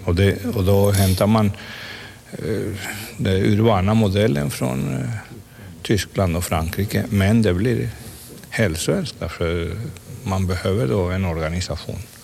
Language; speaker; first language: Swedish; non-native, fluent; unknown